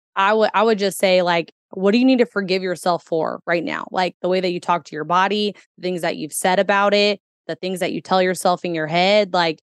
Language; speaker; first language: English; native; English